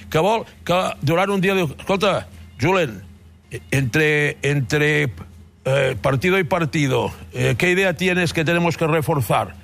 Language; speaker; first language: Spanish; non-native, local second language; Catalan